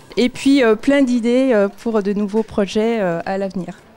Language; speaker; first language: French; native; French